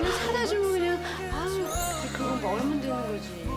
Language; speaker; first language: Korean; native; Korean